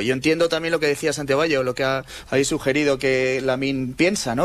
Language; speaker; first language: Spanish; native; Spanish